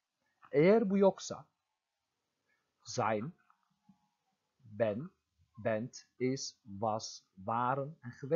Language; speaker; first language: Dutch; non-native, fluent; Turkish